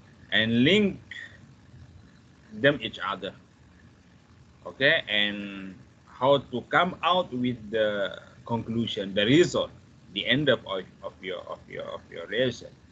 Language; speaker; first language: English; non-native, fluent; Buginese